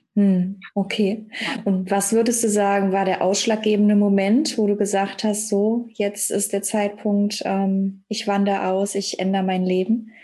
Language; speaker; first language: German; native; German